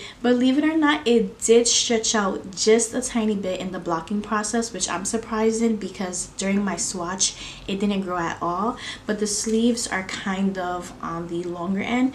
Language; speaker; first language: English; native; English